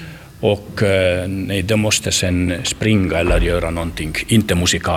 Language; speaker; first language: Swedish; non-native, learner; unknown